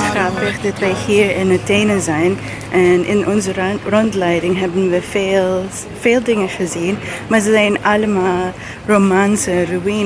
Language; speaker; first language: Dutch; non-native, learner; English